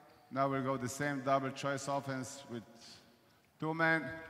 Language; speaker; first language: English; non-native, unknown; Slovenian